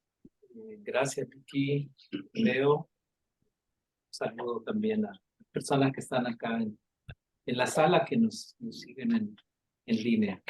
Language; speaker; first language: Spanish; native; Spanish